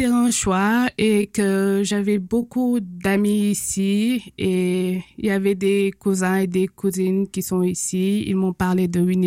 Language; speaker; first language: French; non-native, local second language; Wolof